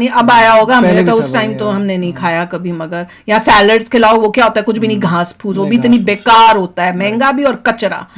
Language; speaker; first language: Hindi; native; Hindi